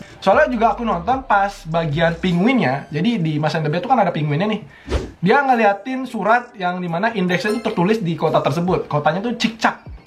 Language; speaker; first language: Indonesian; native; Indonesian